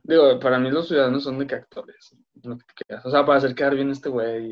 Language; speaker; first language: Spanish; native; Spanish